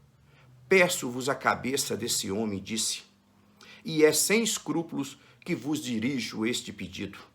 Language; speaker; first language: Portuguese; native; Portuguese